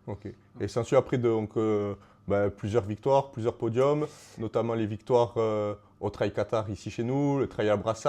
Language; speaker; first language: French; native; French